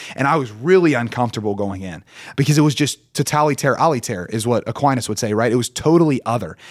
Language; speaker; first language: English; native; English